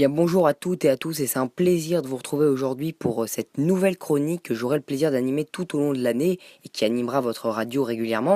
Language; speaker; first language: French; native; French